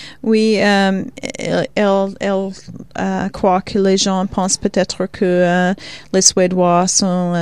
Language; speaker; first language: French; non-native, fluent; Swedish